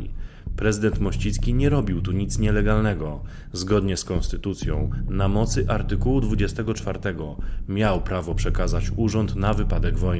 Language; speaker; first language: Polish; native; Polish